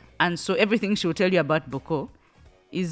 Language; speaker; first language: English; non-native, local second language; Ganda